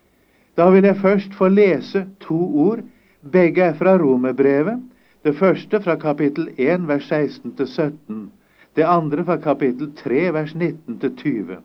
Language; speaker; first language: Norwegian; native; Norwegian